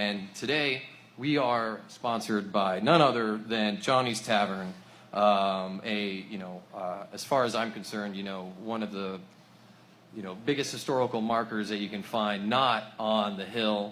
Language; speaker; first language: English; native; English